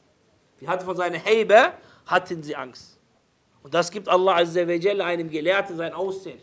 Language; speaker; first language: German; non-native, fluent; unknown